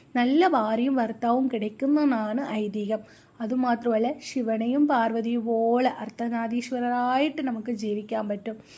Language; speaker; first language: Malayalam; non-native, local second language; Tamil